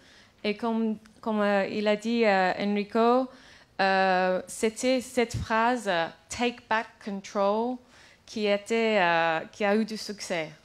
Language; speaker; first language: French; non-native, fluent; English